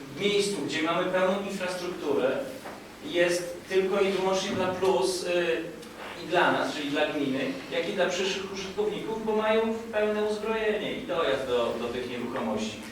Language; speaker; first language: Polish; native; Polish